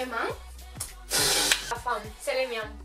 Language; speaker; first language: French; non-native, learner; Spanish